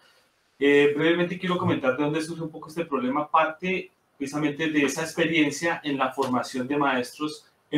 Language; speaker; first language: Spanish; native; Spanish